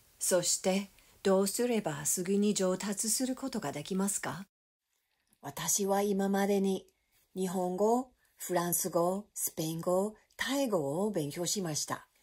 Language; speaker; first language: Japanese; non-native, learner; English